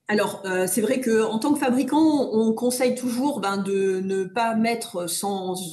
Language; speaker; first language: French; native; French